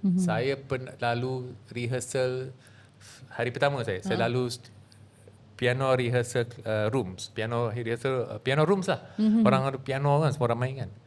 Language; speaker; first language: Malay; native; Malay